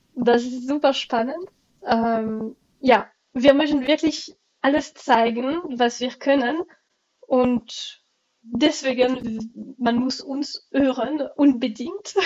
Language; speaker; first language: German; non-native, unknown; French